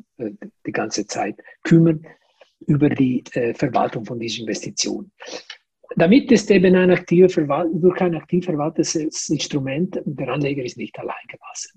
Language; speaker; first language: German; non-native, fluent; Italian